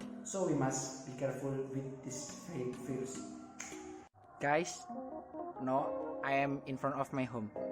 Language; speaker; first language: English; non-native, learner; Indonesian